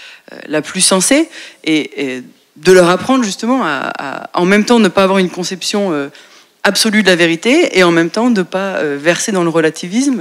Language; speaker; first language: French; native; French